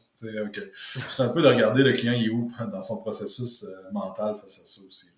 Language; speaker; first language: French; native; French